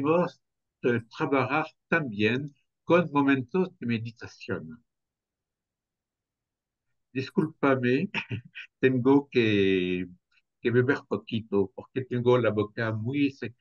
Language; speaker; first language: Spanish; non-native, fluent; French